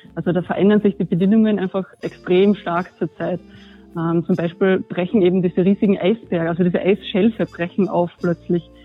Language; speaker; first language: German; native; German